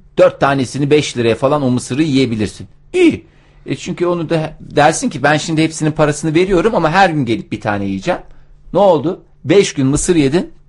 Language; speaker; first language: Turkish; native; Turkish